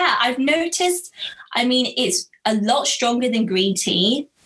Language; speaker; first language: English; native; English